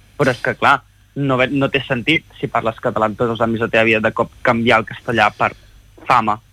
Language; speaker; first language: Catalan; early bilingual, other home language; Chinese